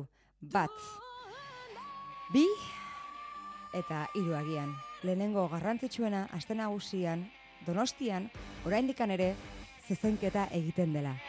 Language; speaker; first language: Basque; native; Basque